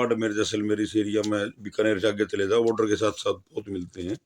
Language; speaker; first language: Hindi; native; Hindi